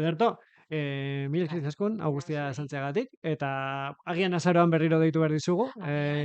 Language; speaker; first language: Basque; native; Basque